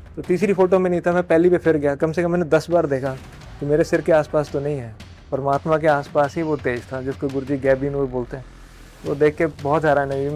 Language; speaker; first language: Hindi; native; Hindi